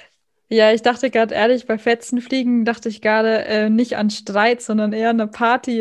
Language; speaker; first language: German; native; German